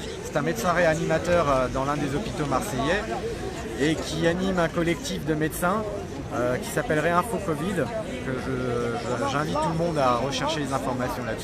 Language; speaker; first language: French; native; French